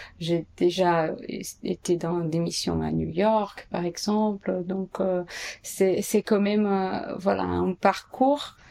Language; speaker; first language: French; non-native, fluent; Portuguese